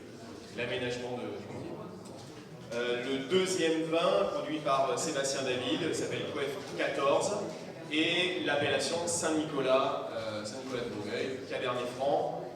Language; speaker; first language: French; native; French